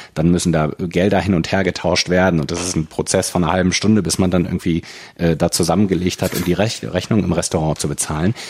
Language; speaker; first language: German; native; German